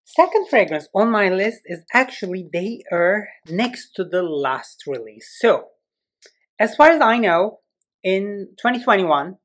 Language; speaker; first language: English; non-native, fluent; Turkish